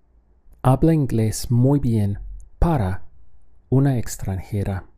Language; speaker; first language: Spanish; non-native, fluent; English